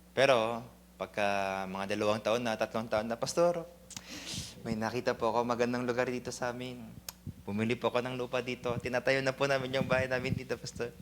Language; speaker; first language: Filipino; non-native, fluent; Korean